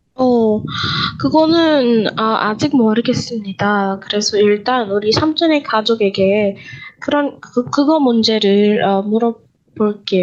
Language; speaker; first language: Korean; non-native, learner; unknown